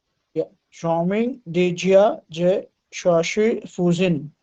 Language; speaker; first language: Chinese; non-native, learner; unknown